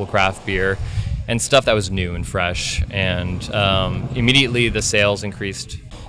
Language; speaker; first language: English; native; English